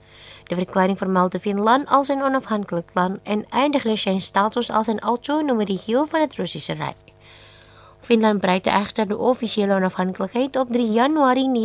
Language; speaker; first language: Dutch; non-native, fluent; Indonesian